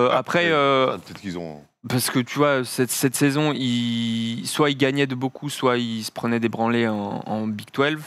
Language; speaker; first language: French; native; French